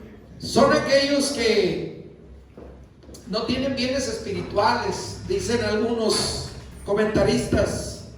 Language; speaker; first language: Spanish; native; Spanish